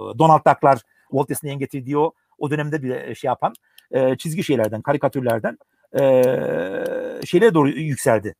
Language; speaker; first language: Turkish; early bilingual, heritage; Turkish